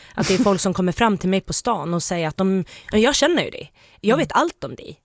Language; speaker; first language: Swedish; native; Swedish